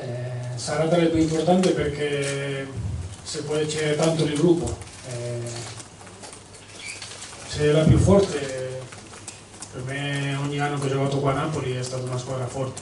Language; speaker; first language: Italian; non-native, fluent; Spanish